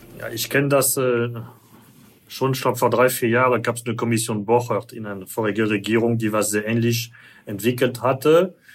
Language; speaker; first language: German; non-native, fluent; French